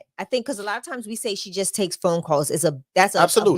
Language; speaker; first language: English; native; English